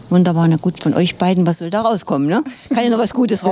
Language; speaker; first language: German; native; German